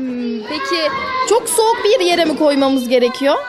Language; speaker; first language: Turkish; native; Turkish